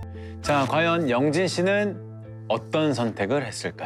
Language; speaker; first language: Korean; native; Korean